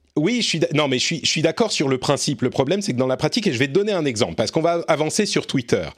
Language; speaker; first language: French; native; French